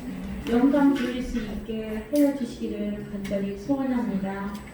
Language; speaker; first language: Korean; native; Korean